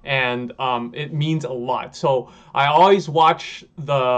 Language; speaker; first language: English; native; English